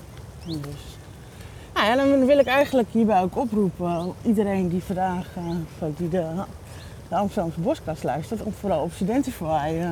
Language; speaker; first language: Dutch; native; Dutch